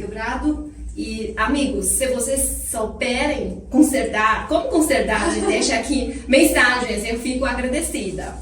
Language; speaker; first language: Portuguese; non-native, fluent; Chinese